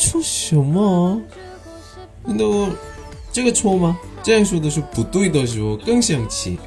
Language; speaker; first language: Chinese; non-native, learner; Korean